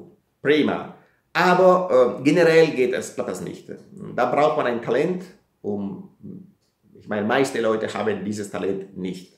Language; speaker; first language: German; non-native, fluent; Italian